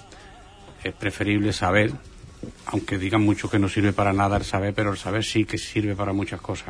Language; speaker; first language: Spanish; native; Spanish